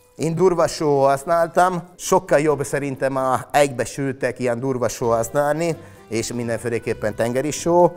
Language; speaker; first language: Hungarian; non-native, fluent; Italian